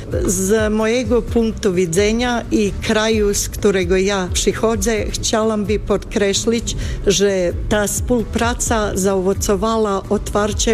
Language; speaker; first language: Polish; non-native, fluent; Bosnian